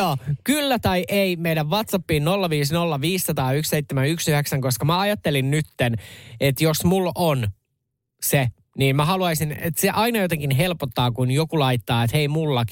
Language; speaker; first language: Finnish; native; Finnish